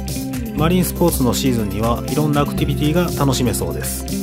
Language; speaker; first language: Japanese; native; Japanese